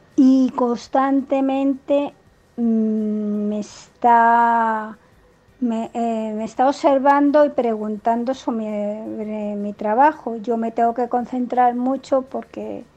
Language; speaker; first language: Spanish; native; Spanish